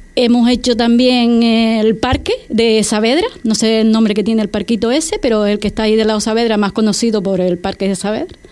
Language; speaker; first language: Spanish; native; Spanish